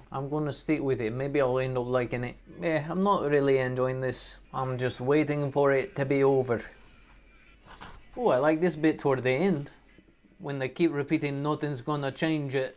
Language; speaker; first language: English; native; English